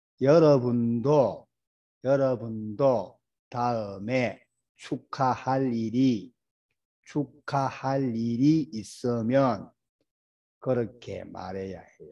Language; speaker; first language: Korean; native; Korean